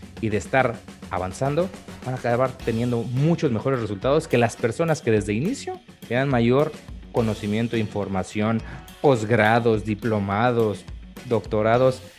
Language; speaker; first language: Spanish; native; Spanish